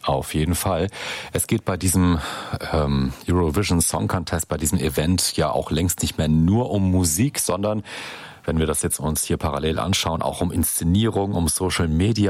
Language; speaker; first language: German; native; German